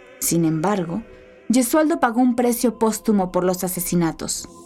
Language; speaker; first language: Spanish; native; Spanish